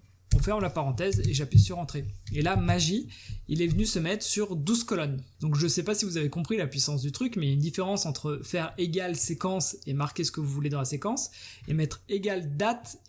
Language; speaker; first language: French; native; French